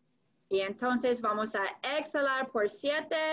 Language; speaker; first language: Spanish; non-native, fluent; English